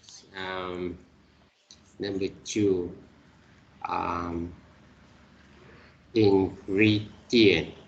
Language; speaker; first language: English; non-native, learner; Vietnamese